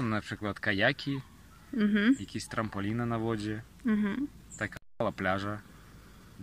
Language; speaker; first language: Polish; non-native, learner; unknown